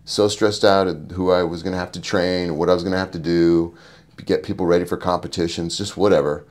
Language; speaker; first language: English; native; English